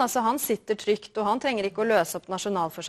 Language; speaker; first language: Norwegian; native; Norwegian